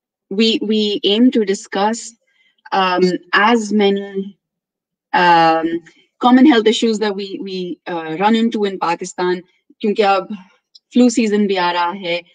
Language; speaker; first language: English; non-native, local second language; Urdu